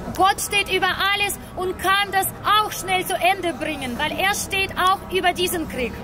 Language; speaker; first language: German; non-native, learner; Ukrainian